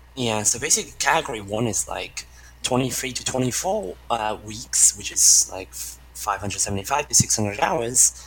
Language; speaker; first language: English; non-native, fluent; Estonian